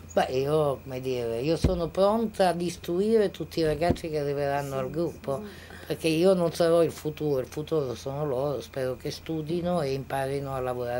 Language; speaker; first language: Italian; native; Italian